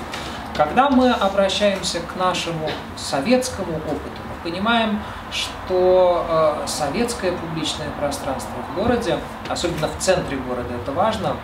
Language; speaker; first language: Russian; native; Russian